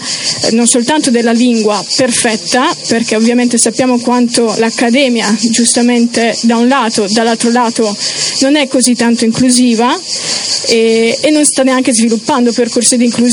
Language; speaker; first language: Italian; early bilingual, other home language; Romanian